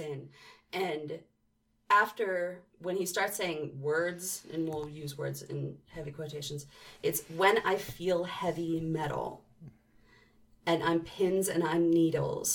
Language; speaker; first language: English; native; English